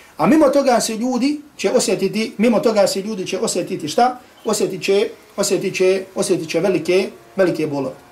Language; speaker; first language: Bosnian; native; Bosnian